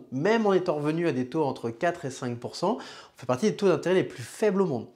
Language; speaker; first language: French; native; French